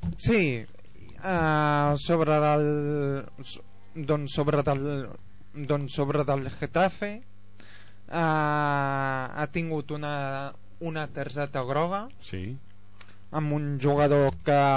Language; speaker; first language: Catalan; non-native, local second language; Spanish